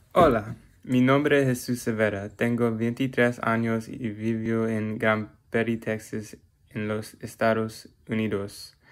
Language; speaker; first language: Spanish; non-native, learner; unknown